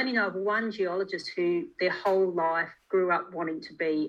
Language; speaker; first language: English; native; English